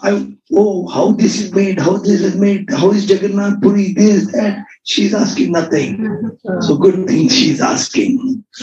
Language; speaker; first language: English; non-native, local second language; Hindi